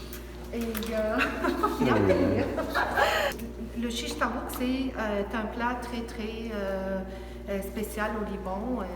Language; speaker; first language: French; non-native, learner; Arabic